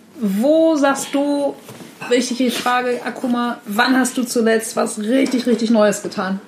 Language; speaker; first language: German; native; German